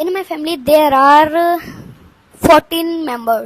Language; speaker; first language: English; non-native, learner; Hindi